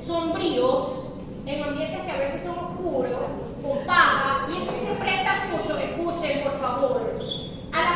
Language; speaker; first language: Spanish; native; Spanish